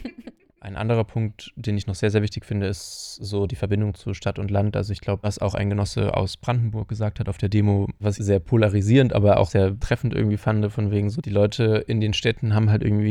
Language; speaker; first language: German; native; German